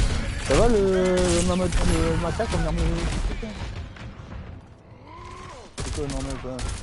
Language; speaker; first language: French; native; French